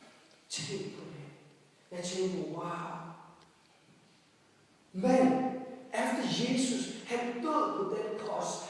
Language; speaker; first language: Danish; non-native, fluent; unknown